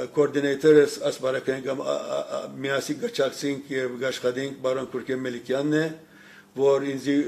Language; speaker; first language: Armenian; early bilingual, heritage; Armenian